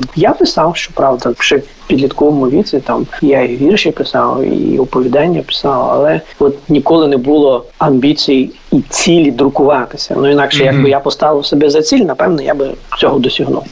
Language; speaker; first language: Ukrainian; non-native, fluent; Russian